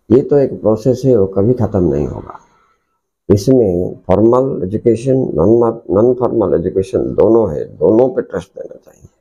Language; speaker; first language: Hindi; non-native, local second language; Odia